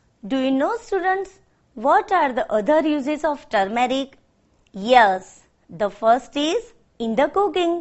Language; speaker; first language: English; non-native, local second language; Gujarati